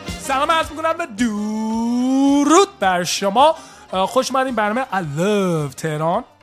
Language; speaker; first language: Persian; early bilingual, heritage; Persian